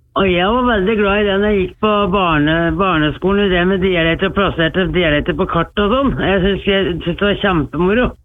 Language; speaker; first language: Norwegian; native; Norwegian